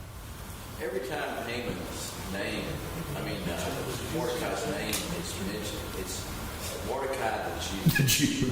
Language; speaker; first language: English; native; English